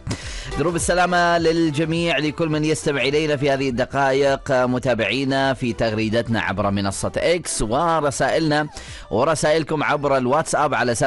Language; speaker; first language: Arabic; native; Arabic